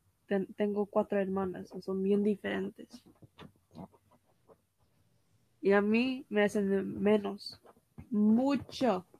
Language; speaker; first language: Spanish; early bilingual, heritage; Spanish